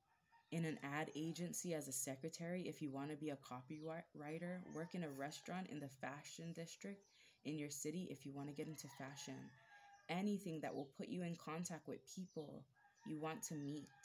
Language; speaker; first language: English; native; English